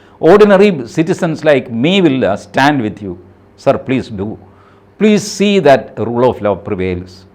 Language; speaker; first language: English; non-native, local second language; Malayalam